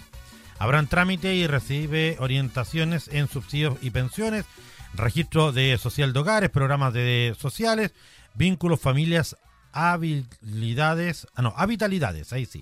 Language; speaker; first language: Spanish; native; Spanish